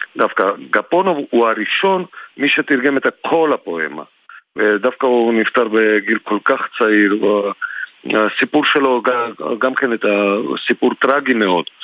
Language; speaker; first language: Hebrew; non-native, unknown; Georgian